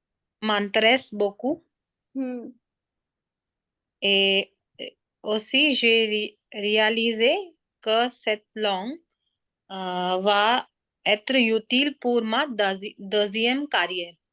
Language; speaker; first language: French; non-native, learner; Hindi